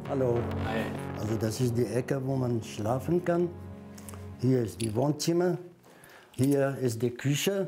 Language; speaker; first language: German; non-native, learner; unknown